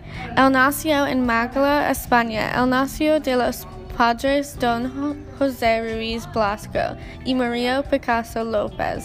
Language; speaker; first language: Spanish; non-native, learner; English